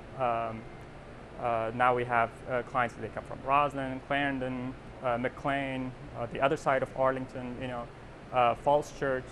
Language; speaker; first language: English; non-native, local second language; Persian